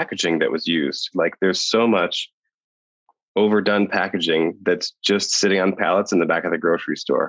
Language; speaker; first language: English; native; English